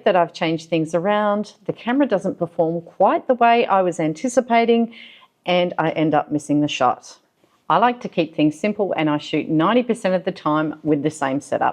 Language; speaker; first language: English; native; English